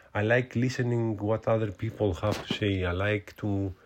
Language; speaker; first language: English; non-native, fluent; Greek